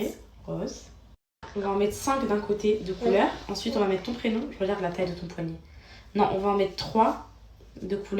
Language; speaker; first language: French; native; French